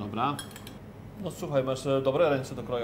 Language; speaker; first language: Polish; non-native, fluent; French